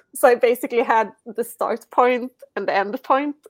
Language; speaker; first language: English; non-native, fluent; Swedish